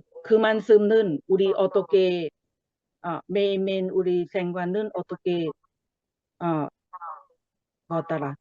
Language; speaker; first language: Korean; non-native, learner; Thai